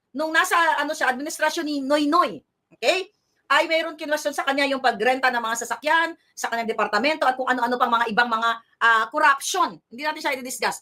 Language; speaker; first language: Filipino; non-native, local second language; Hiligaynon